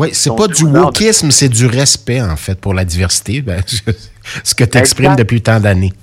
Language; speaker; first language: French; native; French